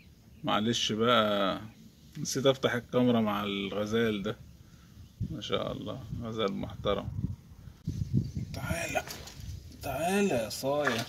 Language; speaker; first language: Arabic; native; Arabic